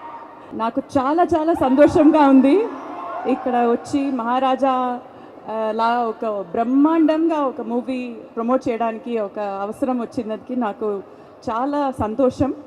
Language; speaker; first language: Telugu; non-native, fluent; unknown